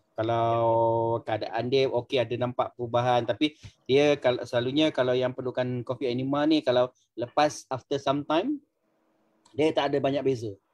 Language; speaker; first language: Malay; native; Malay